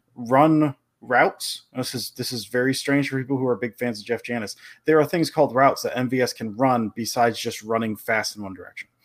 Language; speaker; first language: English; native; English